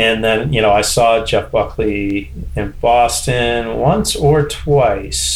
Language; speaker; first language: English; native; English